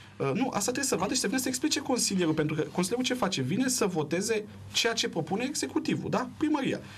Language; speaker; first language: Romanian; native; Romanian